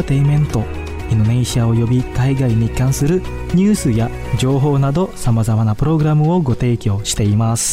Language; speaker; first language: Japanese; non-native, fluent; Indonesian